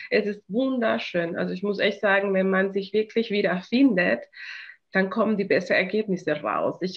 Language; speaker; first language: German; non-native, fluent; Spanish